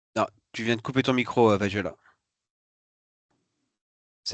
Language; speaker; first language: French; native; French